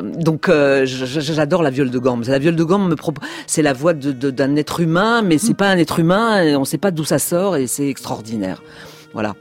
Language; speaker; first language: French; native; French